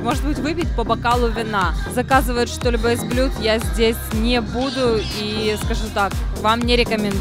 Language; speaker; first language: Russian; native; Russian